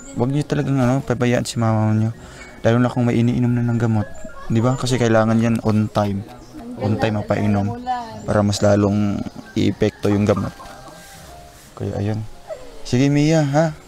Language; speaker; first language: Filipino; native; Filipino